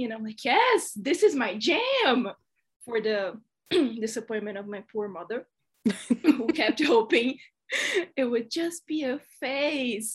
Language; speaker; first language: English; non-native, fluent; Portuguese